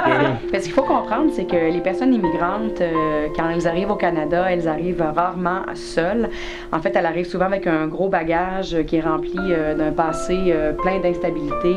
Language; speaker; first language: French; native; French